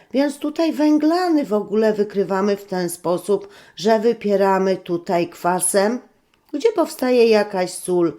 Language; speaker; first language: Polish; native; Polish